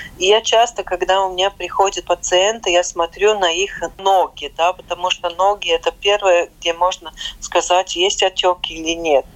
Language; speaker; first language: Russian; non-native, local second language; Latvian